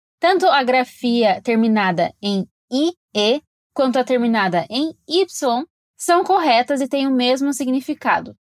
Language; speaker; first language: Portuguese; native; Portuguese